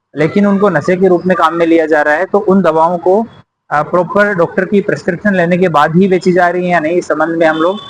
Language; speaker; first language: Hindi; non-native, local second language; Gujarati